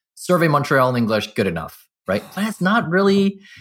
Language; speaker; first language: English; native; English